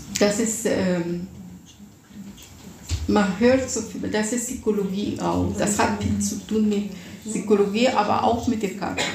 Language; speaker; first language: German; non-native, fluent; Russian